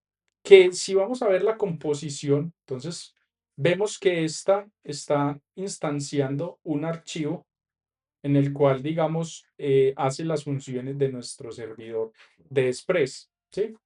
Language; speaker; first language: Spanish; native; Spanish